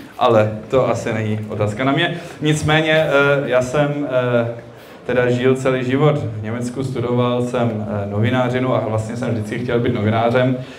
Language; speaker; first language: Czech; early bilingual, heritage; Czech